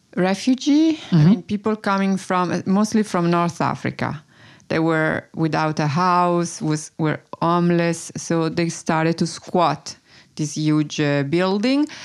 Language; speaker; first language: English; non-native, fluent; Italian